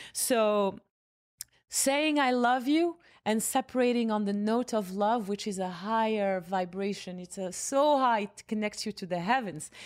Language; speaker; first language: English; non-native, fluent; Arabic